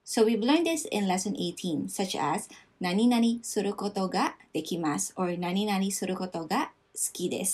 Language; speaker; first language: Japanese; non-native, fluent; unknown